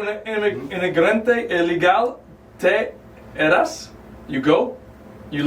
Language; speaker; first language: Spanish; non-native, learner; English